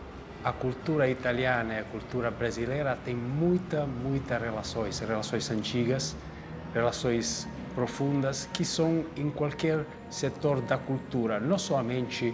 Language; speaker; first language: Portuguese; non-native, fluent; Italian